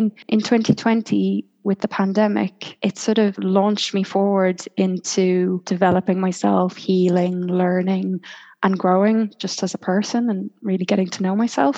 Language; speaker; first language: English; native; English